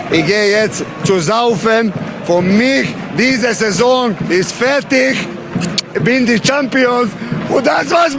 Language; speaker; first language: German; non-native, learner; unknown